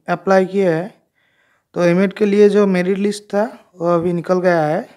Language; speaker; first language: Hindi; non-native, local second language; Bangla